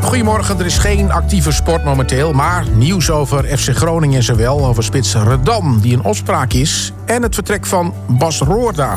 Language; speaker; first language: Dutch; native; Dutch